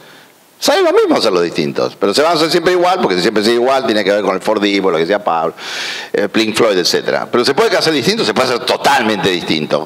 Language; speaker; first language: Spanish; native; Spanish